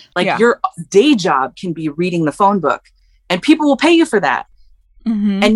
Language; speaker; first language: English; native; English